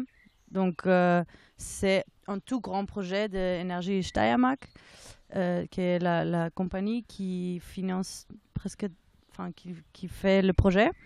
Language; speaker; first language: French; non-native, fluent; German